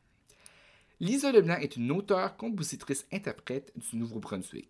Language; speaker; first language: French; native; French